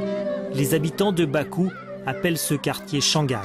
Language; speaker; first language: French; native; French